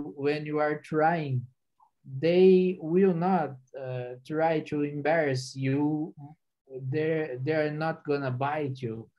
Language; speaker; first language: English; non-native, fluent; Portuguese